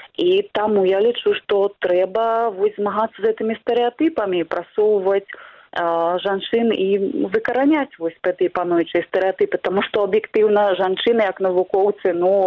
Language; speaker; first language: Belarusian; non-native, local second language; Russian